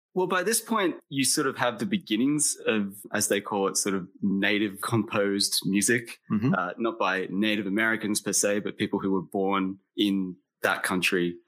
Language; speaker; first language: English; native; English